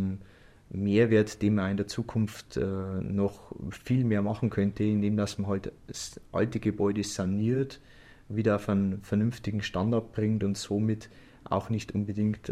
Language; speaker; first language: German; native; German